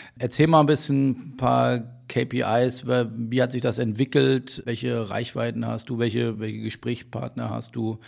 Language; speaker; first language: German; native; German